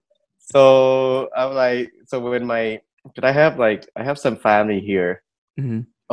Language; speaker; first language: English; non-native, fluent; Vietnamese